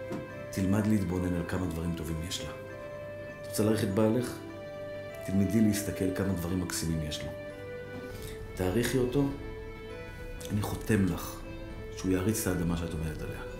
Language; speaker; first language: Hebrew; native; Hebrew